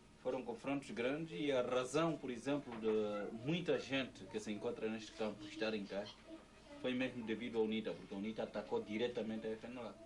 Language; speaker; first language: Portuguese; native; Portuguese